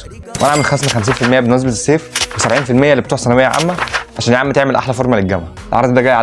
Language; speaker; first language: Arabic; native; Arabic